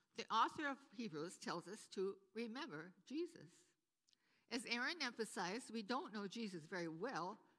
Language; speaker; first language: English; native; English